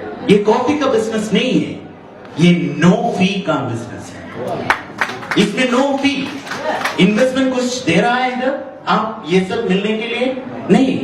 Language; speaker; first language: Hindi; non-native, learner; Nepali